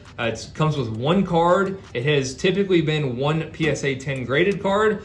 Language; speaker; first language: English; native; English